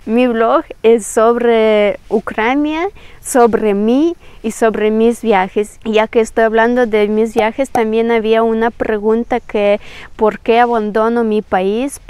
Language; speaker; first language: Spanish; non-native, fluent; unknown